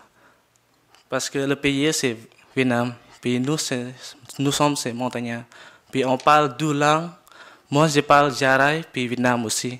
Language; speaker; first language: French; non-native, learner; Jarai